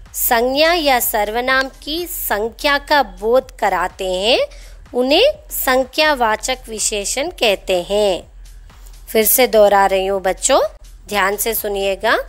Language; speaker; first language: Hindi; non-native, local second language; Telugu